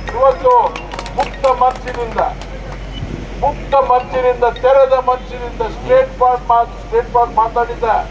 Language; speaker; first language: Kannada; non-native, local second language; Lambadi